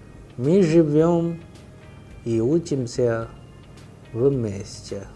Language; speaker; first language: Russian; non-native, fluent; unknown